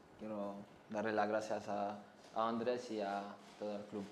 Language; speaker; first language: Spanish; non-native, fluent; French